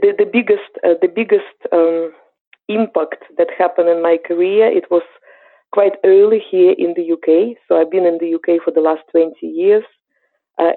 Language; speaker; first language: English; non-native, fluent; Ukrainian